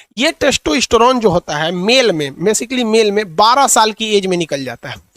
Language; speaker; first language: Hindi; native; Hindi